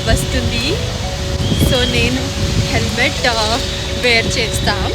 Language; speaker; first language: Telugu; non-native, local second language; Kannada